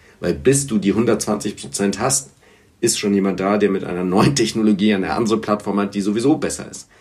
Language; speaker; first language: German; early bilingual, other home language; Bulgarian